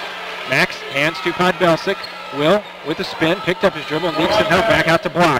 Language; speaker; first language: English; native; English